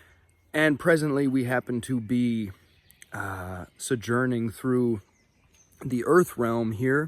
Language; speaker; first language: English; native; English